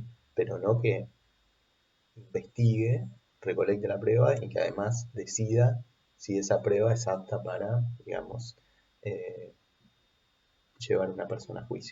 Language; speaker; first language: Spanish; native; Spanish